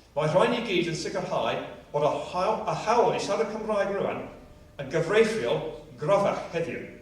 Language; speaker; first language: Welsh; non-native, local second language; English